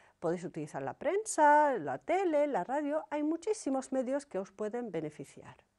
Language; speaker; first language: Spanish; non-native, fluent; Arabic